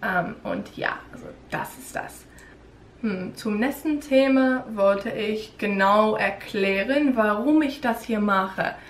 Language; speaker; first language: German; non-native, learner; English